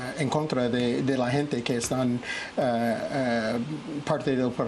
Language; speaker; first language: Spanish; non-native, fluent; English